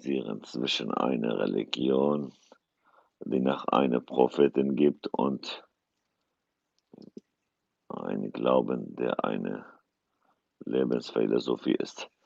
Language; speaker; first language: German; non-native, fluent; Kurdish